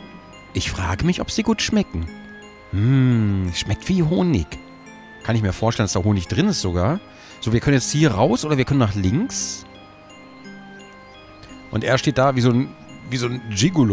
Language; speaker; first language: German; native; German